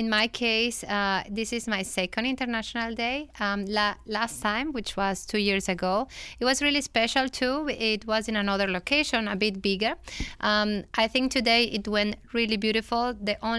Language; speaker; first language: English; non-native, fluent; Spanish